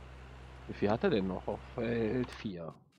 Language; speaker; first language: German; native; German